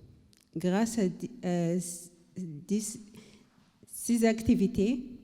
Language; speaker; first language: French; non-native, learner; Arabic